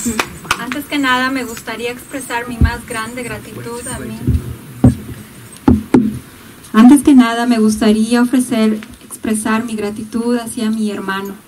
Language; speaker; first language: Spanish; native; Spanish